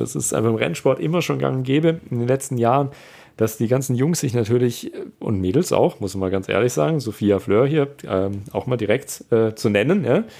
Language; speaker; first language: German; native; German